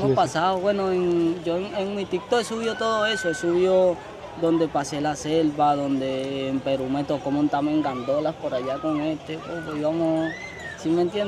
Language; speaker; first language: Spanish; native; Spanish